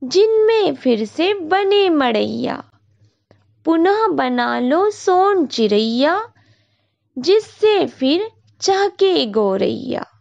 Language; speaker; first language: Hindi; non-native, local second language; Marathi